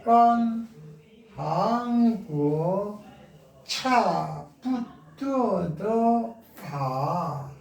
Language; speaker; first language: Chinese; non-native, learner; Korean